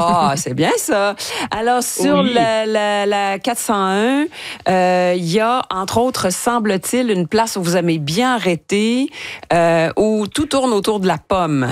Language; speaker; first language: French; native; French